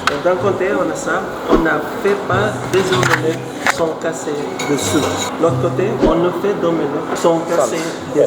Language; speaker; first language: French; non-native, fluent; Filipino